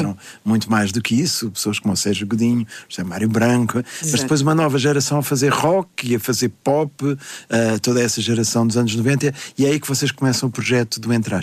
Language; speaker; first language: Portuguese; native; Portuguese